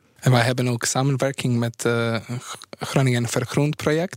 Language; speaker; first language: Dutch; non-native, fluent; Bosnian